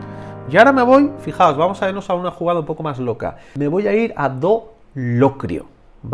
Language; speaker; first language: Spanish; native; Spanish